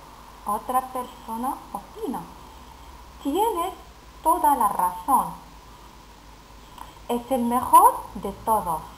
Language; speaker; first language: Spanish; non-native, fluent; Arabic